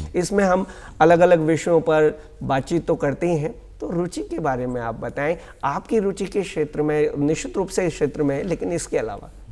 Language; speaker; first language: Hindi; native; Hindi